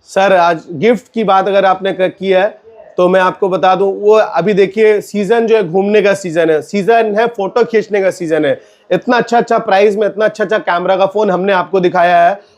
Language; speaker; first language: Hindi; non-native, local second language; Bangla